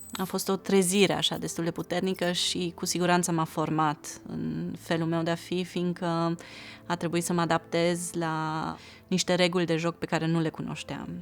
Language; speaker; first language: Romanian; non-native, local second language; German